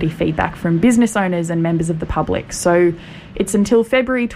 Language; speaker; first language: English; native; English